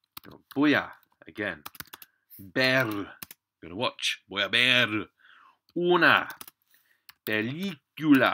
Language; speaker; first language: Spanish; non-native, fluent; English